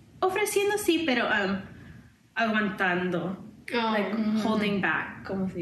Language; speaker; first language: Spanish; non-native, learner; English